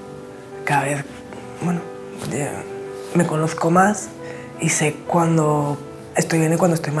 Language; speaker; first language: Spanish; native; Spanish